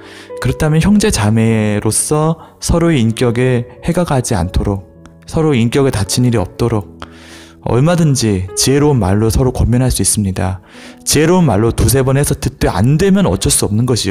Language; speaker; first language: Korean; native; Korean